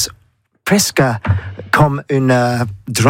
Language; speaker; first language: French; non-native, learner; English